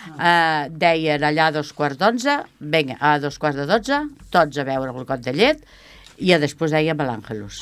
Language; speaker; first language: Catalan; non-native, local second language; Spanish